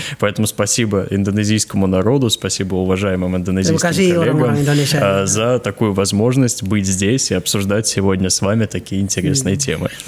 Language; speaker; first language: Russian; non-native, fluent; Indonesian